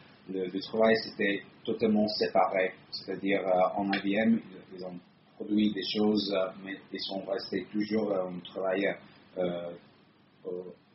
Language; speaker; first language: French; non-native, fluent; Italian